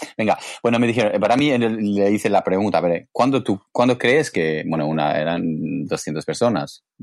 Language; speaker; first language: Spanish; non-native, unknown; English